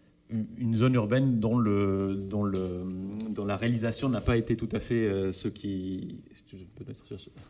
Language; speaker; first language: French; native; French